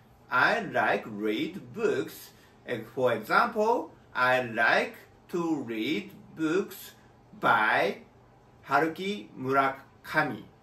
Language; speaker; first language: English; non-native, learner; Japanese